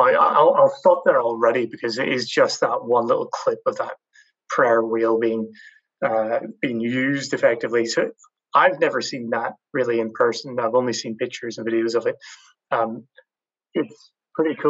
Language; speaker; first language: English; native; English